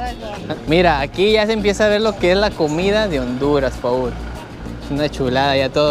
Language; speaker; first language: Spanish; native; Spanish